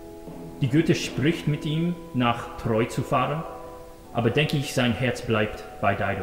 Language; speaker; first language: German; non-native, learner; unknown